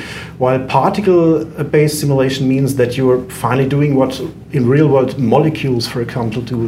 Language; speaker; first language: English; non-native, fluent; German